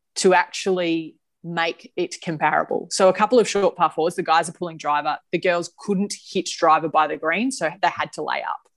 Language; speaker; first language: English; native; English